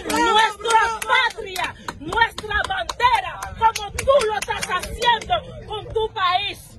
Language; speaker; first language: Spanish; non-native, fluent; Haitian Creole